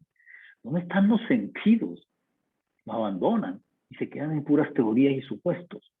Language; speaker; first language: Spanish; native; Spanish